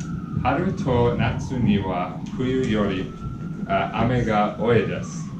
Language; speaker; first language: Japanese; non-native, learner; English